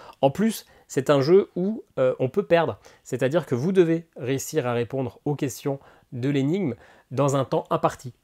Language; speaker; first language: French; native; French